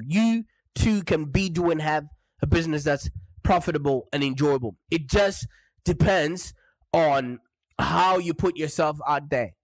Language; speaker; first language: English; non-native, local second language; Shona